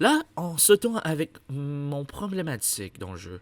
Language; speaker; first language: French; native; French